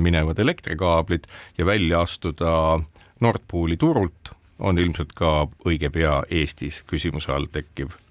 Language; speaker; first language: Estonian; native; Estonian